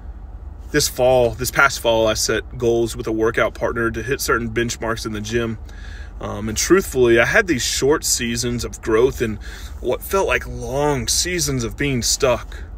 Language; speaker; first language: English; native; English